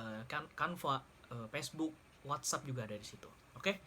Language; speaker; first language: Indonesian; native; Indonesian